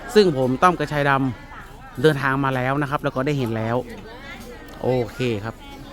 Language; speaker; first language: Thai; native; Thai